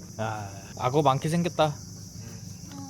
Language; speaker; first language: Korean; native; Korean